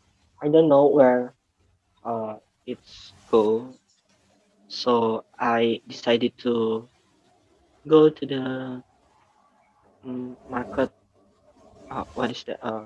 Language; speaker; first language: English; non-native, learner; Indonesian